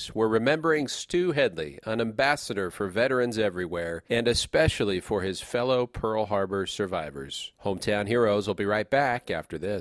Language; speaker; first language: English; native; English